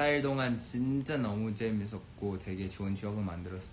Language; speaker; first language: Korean; non-native, fluent; Thai